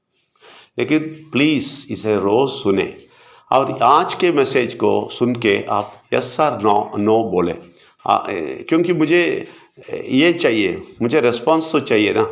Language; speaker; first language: Hindi; non-native, local second language; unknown